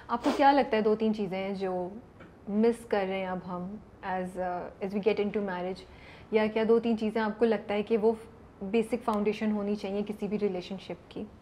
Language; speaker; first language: Urdu; native; Urdu